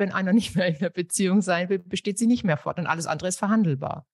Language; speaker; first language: German; native; German